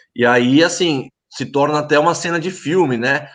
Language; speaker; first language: Portuguese; native; Portuguese